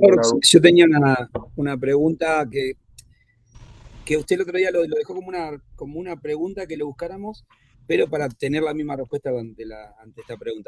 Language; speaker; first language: Spanish; native; Spanish